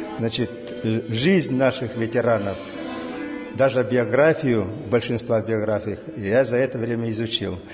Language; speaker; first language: Russian; native; Russian